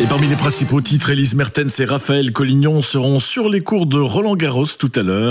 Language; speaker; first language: French; native; French